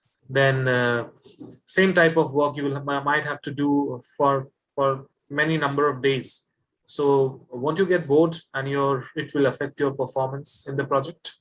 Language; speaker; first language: English; non-native, fluent; Hindi